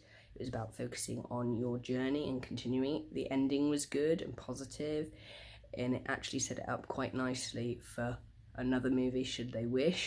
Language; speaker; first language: English; native; English